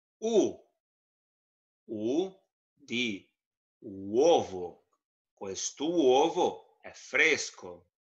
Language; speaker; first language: Italian; non-native, fluent; Portuguese